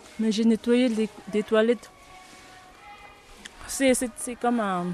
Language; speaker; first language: French; non-native, learner; Tibetan